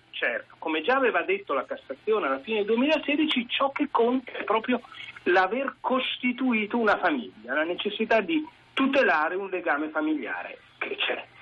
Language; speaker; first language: Italian; native; Italian